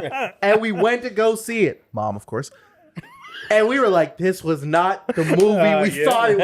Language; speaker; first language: English; native; English